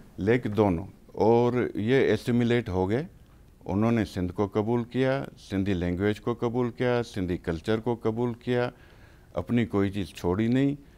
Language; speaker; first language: Urdu; non-native, local second language; Sindhi